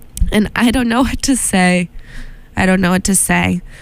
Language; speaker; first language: English; native; English